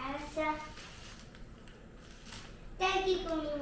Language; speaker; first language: Korean; early bilingual, heritage; Korean